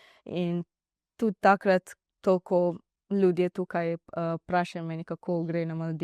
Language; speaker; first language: Slovenian; non-native, learner; Divehi